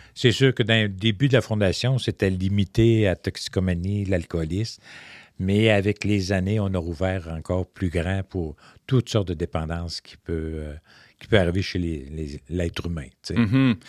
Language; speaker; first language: French; native; French